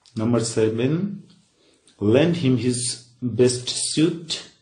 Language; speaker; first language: English; non-native, local second language; Nepali